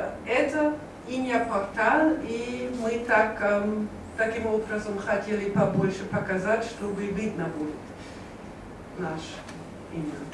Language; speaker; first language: Russian; non-native, learner; German